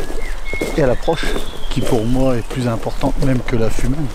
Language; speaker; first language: French; native; French